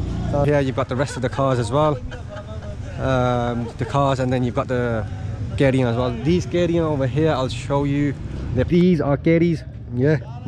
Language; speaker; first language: English; early bilingual, other home language; Punjabi